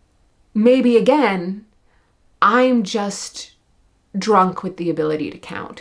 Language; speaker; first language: English; native; English